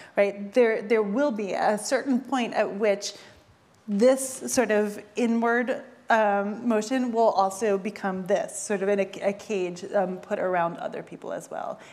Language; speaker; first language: English; native; English